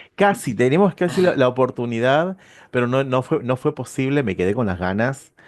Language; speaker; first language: Spanish; native; Spanish